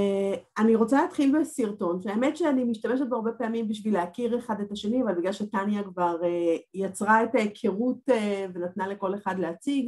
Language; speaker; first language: Hebrew; native; Hebrew